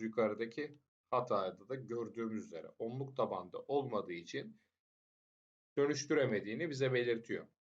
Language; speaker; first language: Turkish; native; Turkish